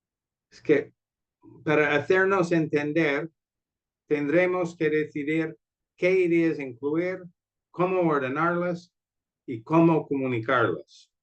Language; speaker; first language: Spanish; non-native, fluent; English